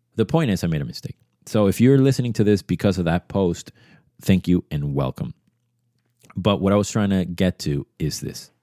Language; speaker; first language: English; early bilingual, other home language; Spanish